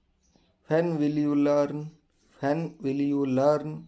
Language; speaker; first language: English; non-native, local second language; Kannada